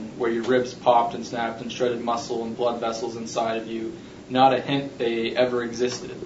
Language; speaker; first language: English; native; English